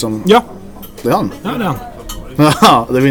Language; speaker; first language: Swedish; native; Swedish